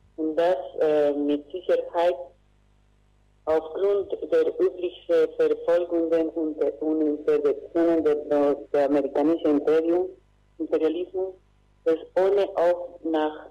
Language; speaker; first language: German; non-native, learner; Spanish